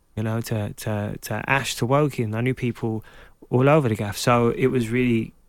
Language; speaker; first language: English; native; English